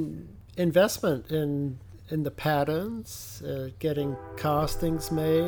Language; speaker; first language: English; native; English